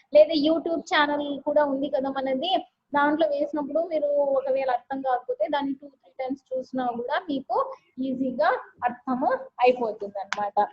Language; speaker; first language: Telugu; non-native, local second language; Urdu